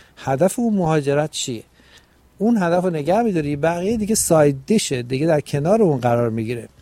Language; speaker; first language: Persian; native; Persian